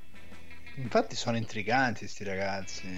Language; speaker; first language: Italian; native; Italian